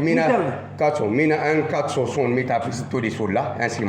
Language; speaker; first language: Finnish; non-native, learner; Turkish